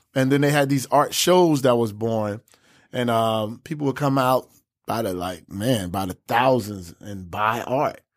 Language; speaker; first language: English; native; English